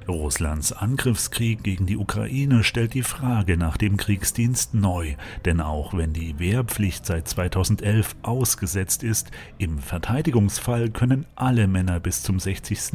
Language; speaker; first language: German; native; German